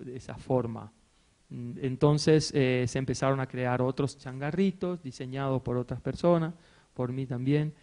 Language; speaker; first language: Spanish; native; Spanish